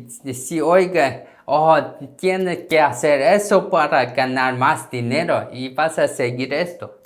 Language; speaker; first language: Spanish; non-native, learner; Korean